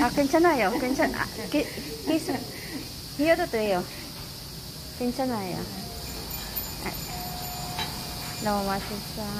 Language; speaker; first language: Korean; non-native, learner; Filipino